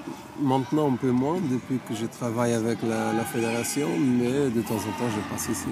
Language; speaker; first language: French; non-native, fluent; Portuguese